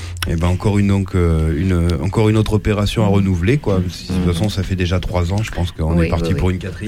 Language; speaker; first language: French; native; French